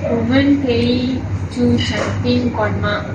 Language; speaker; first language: Chinese; non-native, learner; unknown